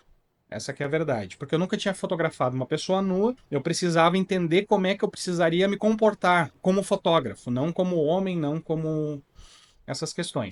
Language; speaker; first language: Portuguese; native; Portuguese